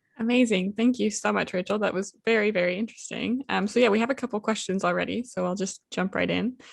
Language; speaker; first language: English; native; English